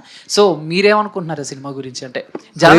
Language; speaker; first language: Telugu; native; Telugu